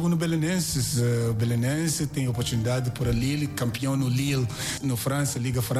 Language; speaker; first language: Portuguese; non-native, learner; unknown